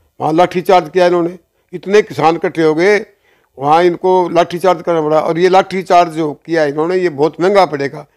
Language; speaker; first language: Hindi; native; Hindi